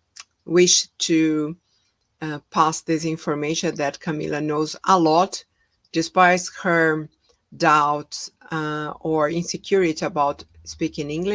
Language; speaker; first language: English; non-native, fluent; Portuguese